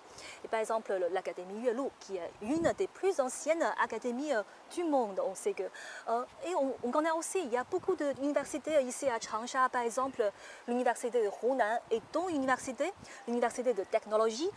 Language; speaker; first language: French; non-native, fluent; Chinese